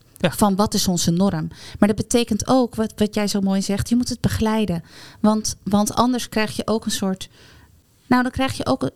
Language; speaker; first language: Dutch; native; Dutch